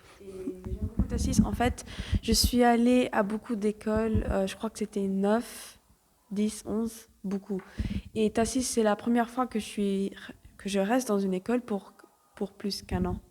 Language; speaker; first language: French; early bilingual, heritage; French